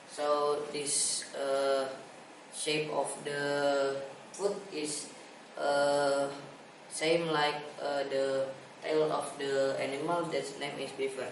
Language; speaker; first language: English; non-native, learner; Indonesian